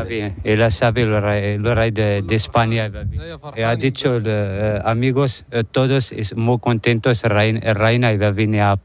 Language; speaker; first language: Spanish; non-native, learner; Arabic